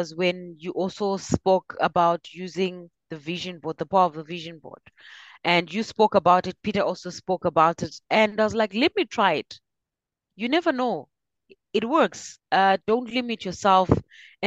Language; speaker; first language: English; non-native, local second language; Shona